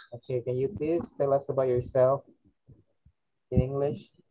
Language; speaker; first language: English; non-native, fluent; Indonesian